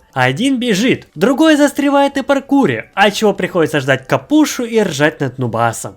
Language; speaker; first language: Russian; native; Russian